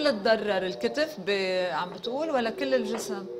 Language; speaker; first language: Arabic; native; Arabic